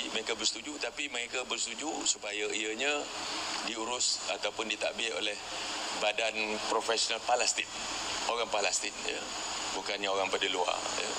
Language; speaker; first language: Malay; native; Malay